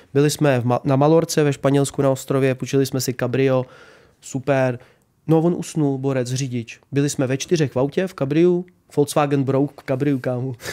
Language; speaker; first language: Czech; early bilingual, other home language; Ukrainian